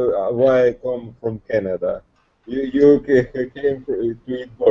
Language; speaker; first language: English; non-native, learner; Russian